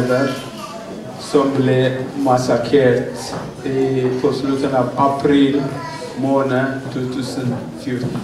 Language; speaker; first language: Norwegian; non-native, fluent; Oromo